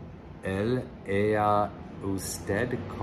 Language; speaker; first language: Spanish; non-native, learner; English